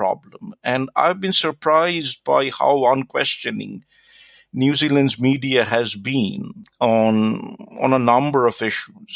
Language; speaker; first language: English; non-native, local second language; Bangla